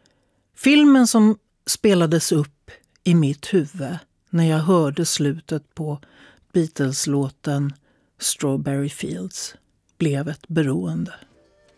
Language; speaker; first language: Swedish; native; Swedish